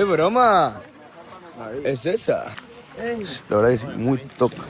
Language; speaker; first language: Spanish; native; Spanish